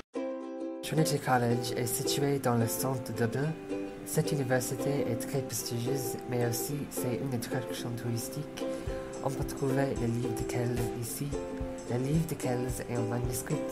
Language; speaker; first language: French; non-native, learner; English